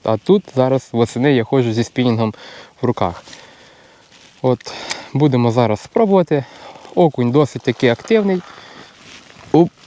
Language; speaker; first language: Ukrainian; native; Ukrainian